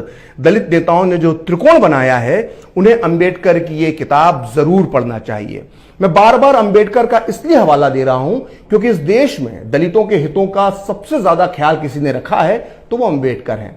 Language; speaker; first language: Hindi; native; Hindi